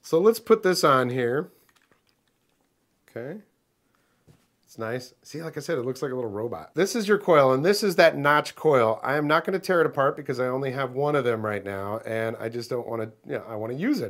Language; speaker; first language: English; native; English